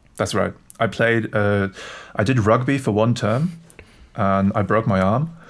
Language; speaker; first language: English; non-native, fluent; German